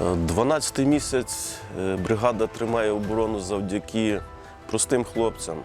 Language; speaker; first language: Ukrainian; native; Ukrainian